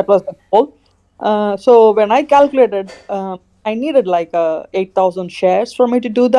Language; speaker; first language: English; non-native, fluent; Khmer